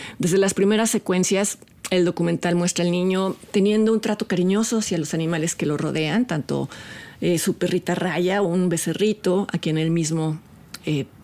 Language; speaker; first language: Spanish; native; Spanish